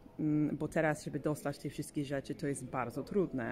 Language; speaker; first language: Polish; early bilingual, heritage; English